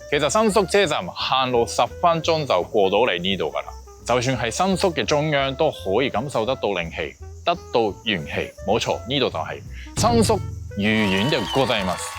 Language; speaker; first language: Cantonese; non-native, fluent; Japanese